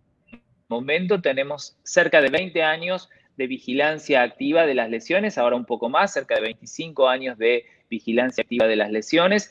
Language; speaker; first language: Spanish; native; Spanish